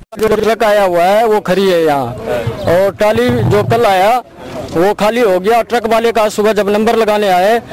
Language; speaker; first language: Hindi; native; Hindi